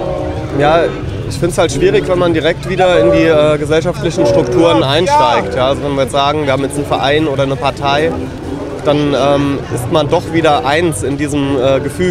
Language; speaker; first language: German; native; German